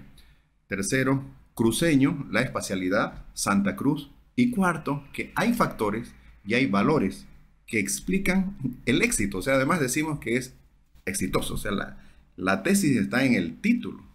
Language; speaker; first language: Spanish; native; Spanish